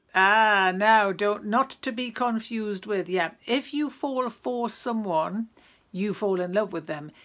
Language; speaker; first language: English; native; English